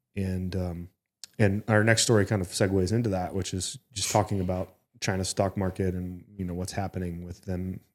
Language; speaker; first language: English; early bilingual, other home language; Italian